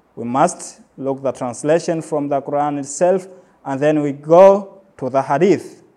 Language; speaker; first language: English; non-native, local second language; Swahili